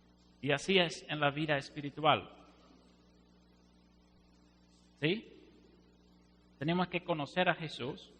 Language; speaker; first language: Spanish; non-native, fluent; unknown